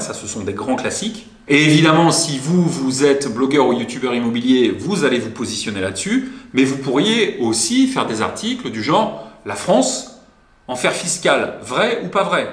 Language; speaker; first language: French; native; French